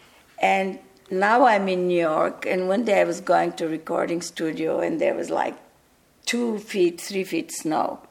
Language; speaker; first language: English; early bilingual, other home language; Bulgarian